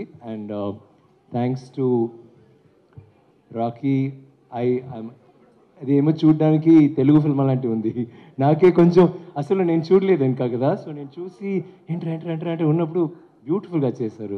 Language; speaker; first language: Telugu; non-native, learner; Tamil